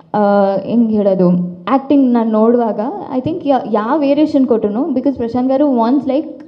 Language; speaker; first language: Kannada; non-native, local second language; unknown